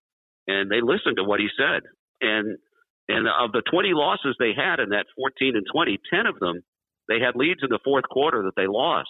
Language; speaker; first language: English; native; English